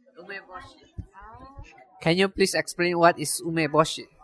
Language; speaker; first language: English; non-native, fluent; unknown